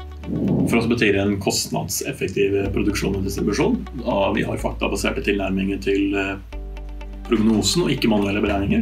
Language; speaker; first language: Norwegian; native; Norwegian